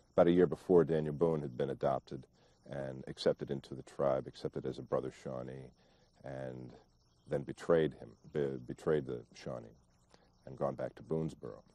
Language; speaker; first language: English; native; English